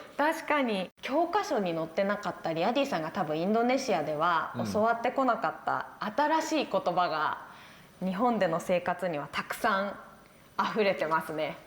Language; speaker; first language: Japanese; native; Japanese